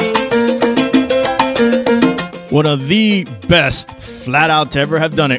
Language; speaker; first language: English; native; English